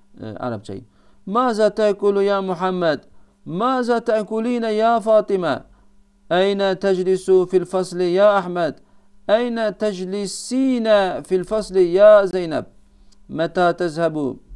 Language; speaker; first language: Arabic; non-native, fluent; Turkish